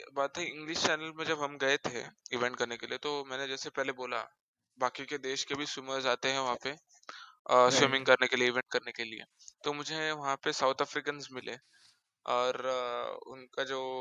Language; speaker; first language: Hindi; non-native, local second language; Marathi